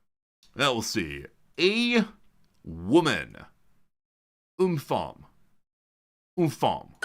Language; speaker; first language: French; non-native, learner; English